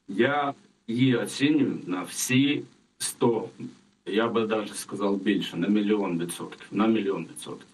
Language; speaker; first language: Ukrainian; non-native, local second language; Russian